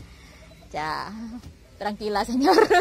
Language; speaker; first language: Spanish; non-native, learner; Indonesian